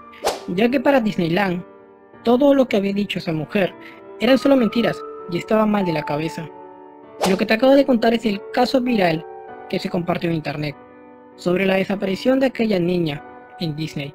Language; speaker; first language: Spanish; native; Spanish